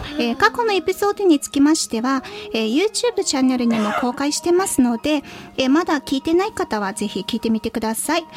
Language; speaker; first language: Japanese; non-native, fluent; Mongolian